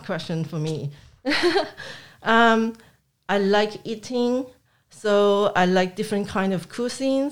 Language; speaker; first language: English; non-native, local second language; Cantonese